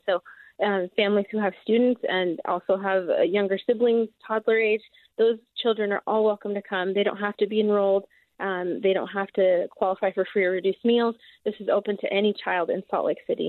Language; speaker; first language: English; native; English